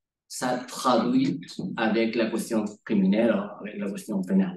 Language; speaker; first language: French; non-native, learner; Spanish